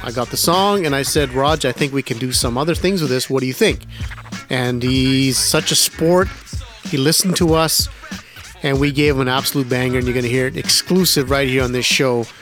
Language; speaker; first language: English; early bilingual, other home language; Punjabi